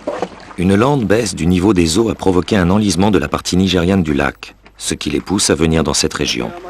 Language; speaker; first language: French; native; French